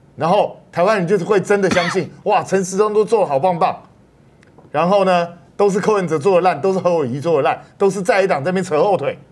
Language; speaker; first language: Chinese; native; Chinese